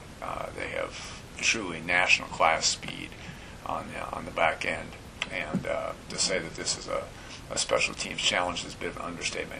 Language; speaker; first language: English; native; English